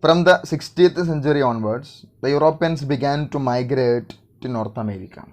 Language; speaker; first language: English; non-native, local second language; Malayalam